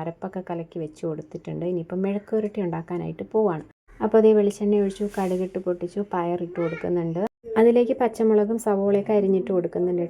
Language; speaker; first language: Malayalam; native; Malayalam